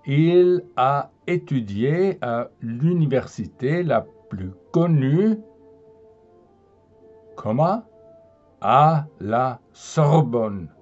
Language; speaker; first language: French; non-native, fluent; German